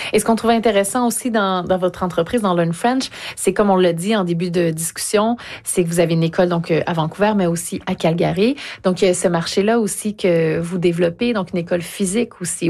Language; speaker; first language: French; native; French